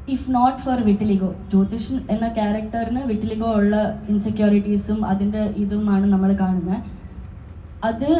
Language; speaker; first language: Malayalam; non-native, local second language; Tamil